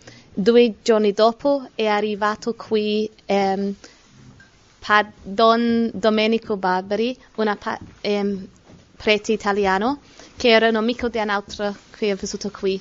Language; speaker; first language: Italian; non-native, learner; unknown